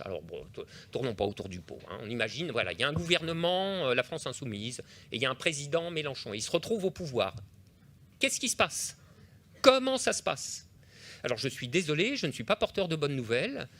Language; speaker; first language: French; native; French